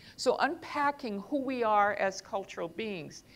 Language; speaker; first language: English; native; English